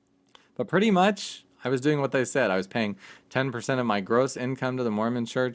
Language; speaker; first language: English; native; English